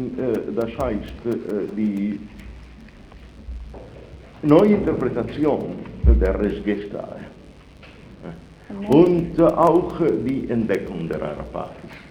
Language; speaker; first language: German; non-native, fluent; Italian